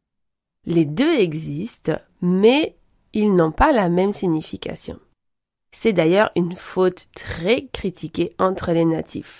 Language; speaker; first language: French; native; French